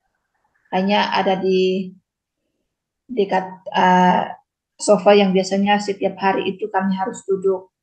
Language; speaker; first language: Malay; non-native, local second language; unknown